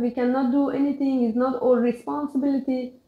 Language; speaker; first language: English; non-native, learner; Persian